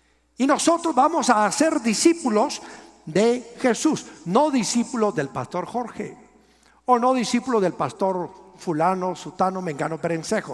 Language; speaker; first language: Spanish; native; Spanish